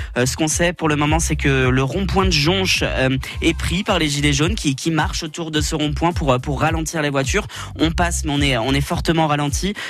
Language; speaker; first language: French; native; French